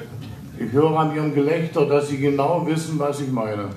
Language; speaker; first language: German; native; German